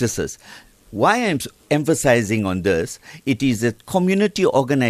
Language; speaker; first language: English; native; English